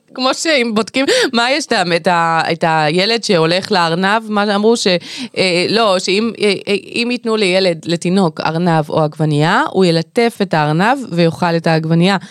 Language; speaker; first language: Hebrew; native; Hebrew